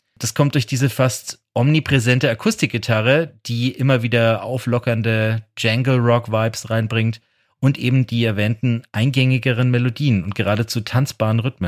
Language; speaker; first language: German; native; German